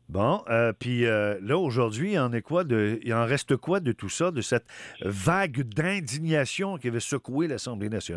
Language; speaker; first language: French; native; French